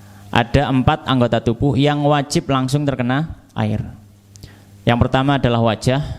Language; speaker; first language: Indonesian; native; Indonesian